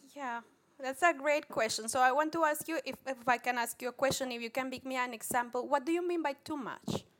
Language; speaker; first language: English; non-native, fluent; Spanish